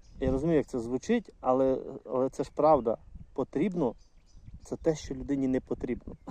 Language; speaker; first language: Ukrainian; non-native, local second language; Russian